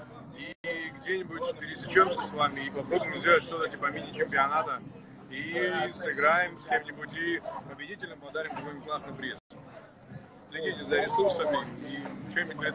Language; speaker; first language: Russian; native; Russian